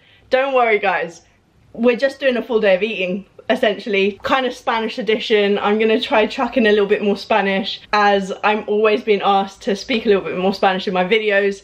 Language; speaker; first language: English; early bilingual, other home language; Spanish